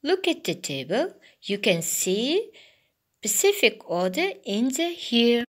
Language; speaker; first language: English; non-native, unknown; Kazakh